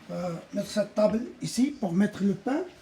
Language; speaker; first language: French; non-native, fluent; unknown